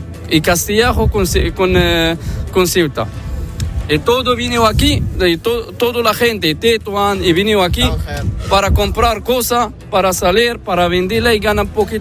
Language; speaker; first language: Spanish; non-native, learner; Arabic